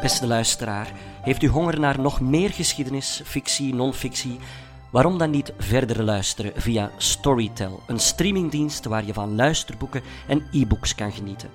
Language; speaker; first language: Dutch; native; Dutch